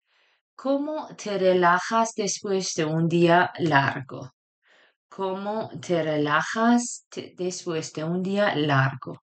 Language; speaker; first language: Spanish; non-native, fluent; Persian